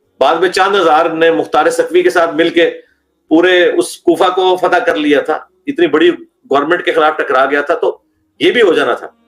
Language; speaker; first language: Urdu; non-native, local second language; Punjabi